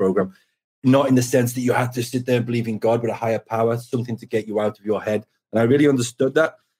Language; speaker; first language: English; native; English